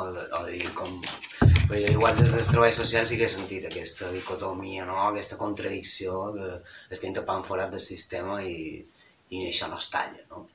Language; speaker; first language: Catalan; native; Catalan